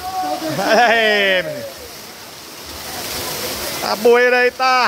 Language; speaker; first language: Portuguese; native; Portuguese